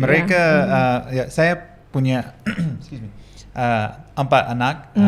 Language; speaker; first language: Indonesian; non-native, learner; English